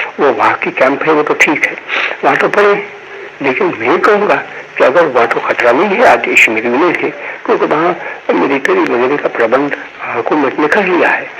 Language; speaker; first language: Hindi; non-native, local second language; Gujarati